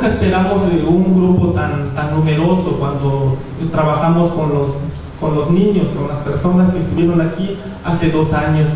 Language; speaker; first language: Spanish; non-native, local second language; Zapotec